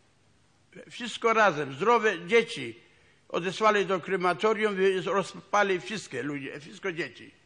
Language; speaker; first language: Polish; non-native, local second language; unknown